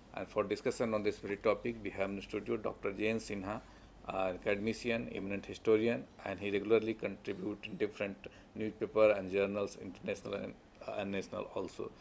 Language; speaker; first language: English; non-native, local second language; Hindi